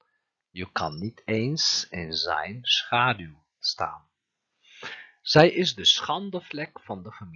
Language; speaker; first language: Dutch; non-native, fluent; Turkish